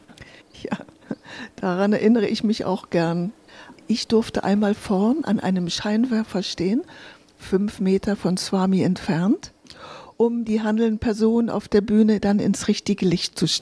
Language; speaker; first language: German; native; German